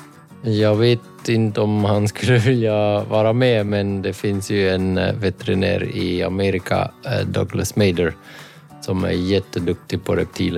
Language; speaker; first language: Swedish; non-native, fluent; Dutch